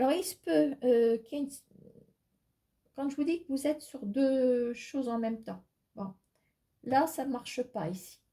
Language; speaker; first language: French; native; French